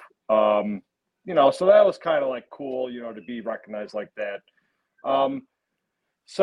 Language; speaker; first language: English; native; English